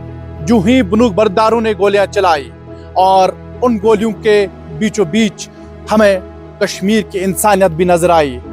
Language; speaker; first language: Hindi; native; Hindi